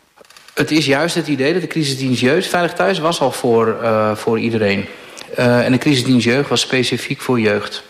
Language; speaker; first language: Dutch; native; Dutch